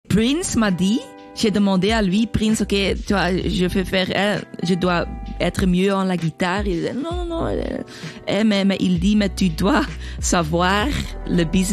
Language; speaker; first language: French; non-native, learner; Dutch